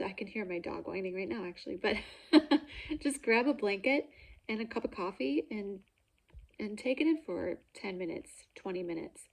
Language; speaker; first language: English; native; English